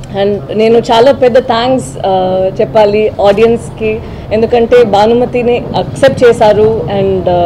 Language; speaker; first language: Telugu; non-native, learner; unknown